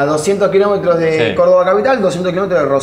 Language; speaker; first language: Spanish; native; Spanish